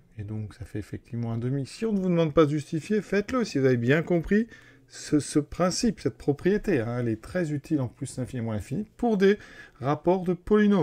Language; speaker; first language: French; native; French